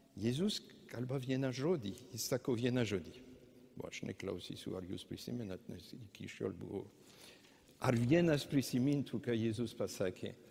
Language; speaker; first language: Lithuanian; non-native, fluent; French